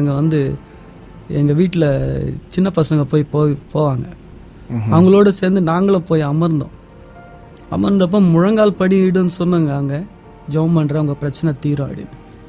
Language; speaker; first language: Tamil; non-native, local second language; Telugu